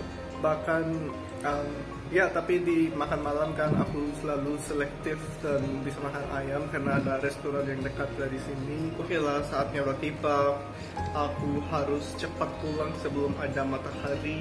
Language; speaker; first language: Indonesian; non-native, learner; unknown